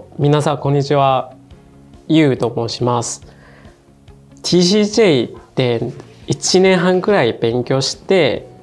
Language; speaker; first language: Japanese; non-native, fluent; Chinese